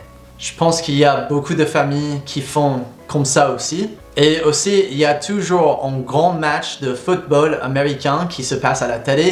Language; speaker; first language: French; non-native, fluent; English